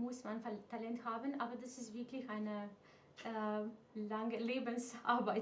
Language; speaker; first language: German; non-native, fluent; Macedonian